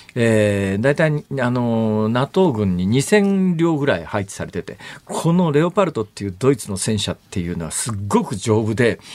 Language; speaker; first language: Japanese; native; Japanese